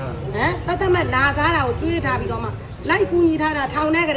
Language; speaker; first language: Burmese; native; Burmese